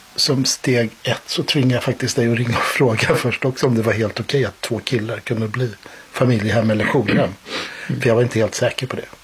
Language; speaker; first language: Swedish; native; Swedish